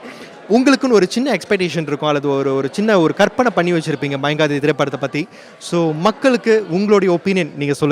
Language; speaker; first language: Tamil; native; Tamil